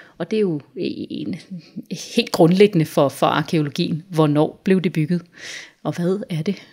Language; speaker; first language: Danish; native; Danish